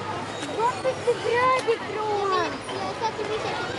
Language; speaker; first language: Swedish; early bilingual, other home language; Achinese